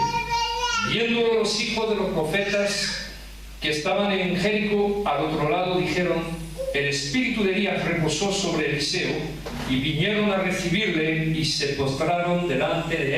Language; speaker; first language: Spanish; early bilingual, heritage; French